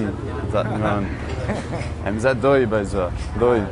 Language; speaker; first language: Vietnamese; non-native, learner; English